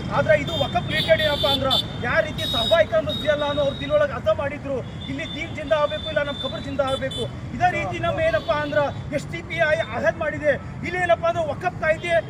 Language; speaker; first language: Kannada; non-native, local second language; Urdu